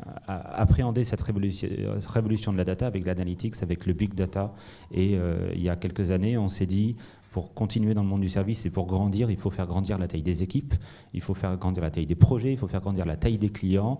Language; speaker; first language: French; native; French